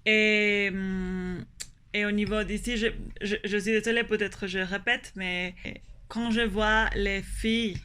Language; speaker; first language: French; non-native, fluent; Spanish